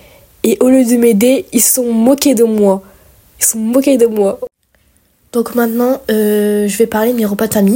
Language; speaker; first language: French; early bilingual, other home language; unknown